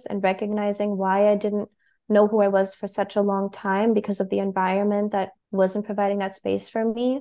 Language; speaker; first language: English; non-native, fluent; German